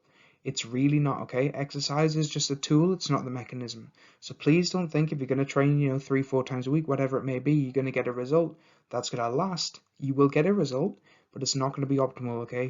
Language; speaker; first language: English; native; English